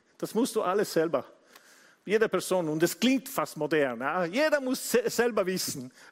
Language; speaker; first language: German; non-native, fluent; Italian